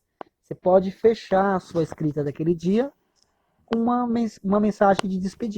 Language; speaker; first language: Portuguese; native; Portuguese